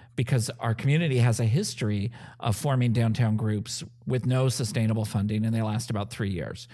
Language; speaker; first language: English; native; English